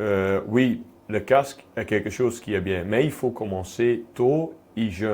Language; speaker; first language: French; non-native, local second language; Dutch